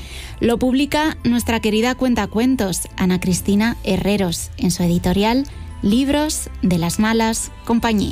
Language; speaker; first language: Spanish; native; Spanish